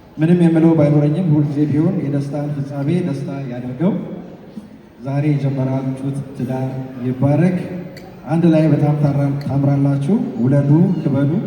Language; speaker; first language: Amharic; early bilingual, heritage; Amharic